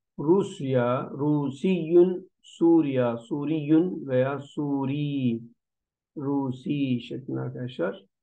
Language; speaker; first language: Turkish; native; Turkish